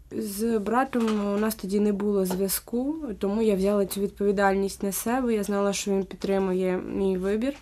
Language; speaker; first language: Ukrainian; native; Ukrainian